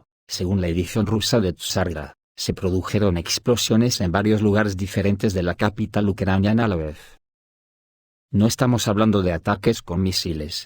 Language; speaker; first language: Spanish; native; Spanish